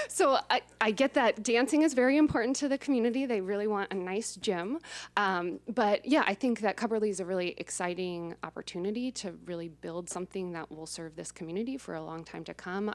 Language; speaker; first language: English; native; English